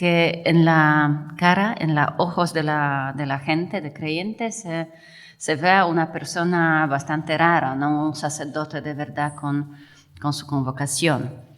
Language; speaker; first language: Spanish; non-native, fluent; Polish